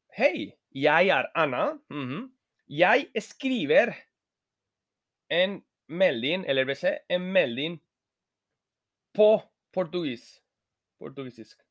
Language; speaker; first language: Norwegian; non-native, learner; Spanish